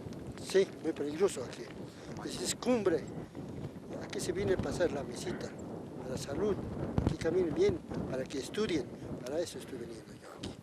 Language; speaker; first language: Spanish; non-native, local second language; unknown